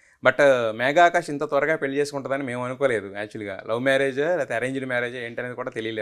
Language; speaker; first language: Telugu; native; Telugu